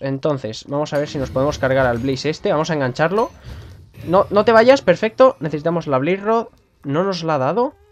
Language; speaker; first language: Spanish; native; Spanish